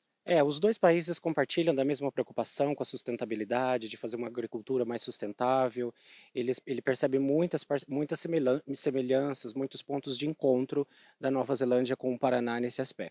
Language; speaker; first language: Portuguese; native; Portuguese